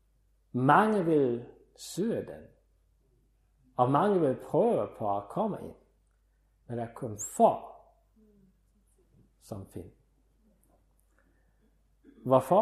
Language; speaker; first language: Danish; non-native, fluent; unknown